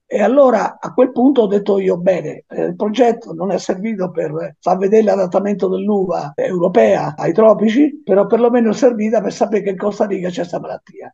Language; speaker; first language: Italian; native; Italian